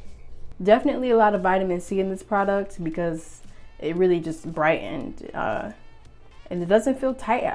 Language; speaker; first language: English; native; English